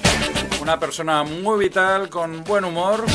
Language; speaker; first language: Spanish; native; Spanish